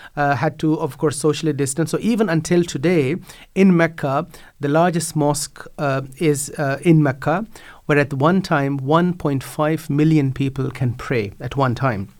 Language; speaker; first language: English; non-native, fluent; Dutch